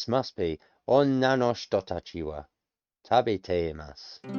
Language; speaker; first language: Japanese; non-native, learner; English